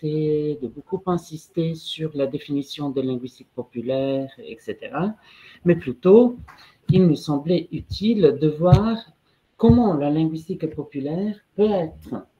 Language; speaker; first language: French; non-native, fluent; Italian